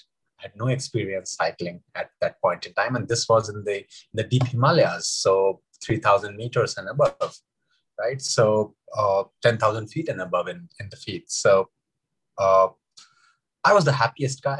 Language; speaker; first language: English; non-native, local second language; Hindi